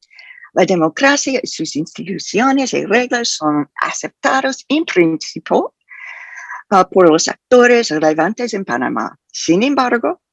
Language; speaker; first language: Spanish; non-native, fluent; English